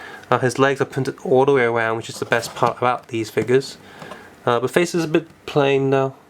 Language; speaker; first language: English; native; English